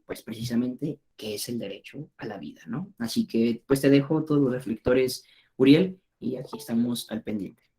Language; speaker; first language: Spanish; native; Spanish